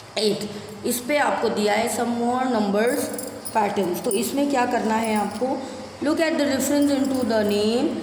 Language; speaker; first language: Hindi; non-native, local second language; Gujarati